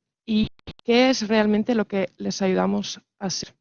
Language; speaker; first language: Spanish; non-native, fluent; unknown